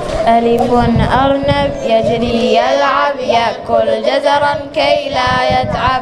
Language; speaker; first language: Arabic; non-native, learner; Somali